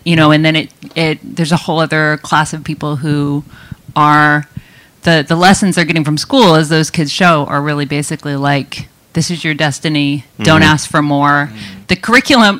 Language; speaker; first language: English; native; English